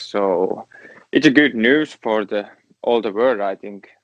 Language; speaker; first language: English; non-native, learner; Finnish